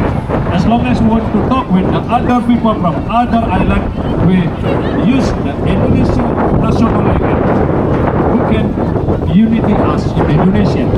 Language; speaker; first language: English; non-native, learner; Indonesian